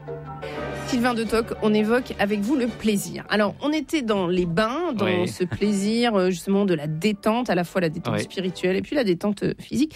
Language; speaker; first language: French; native; French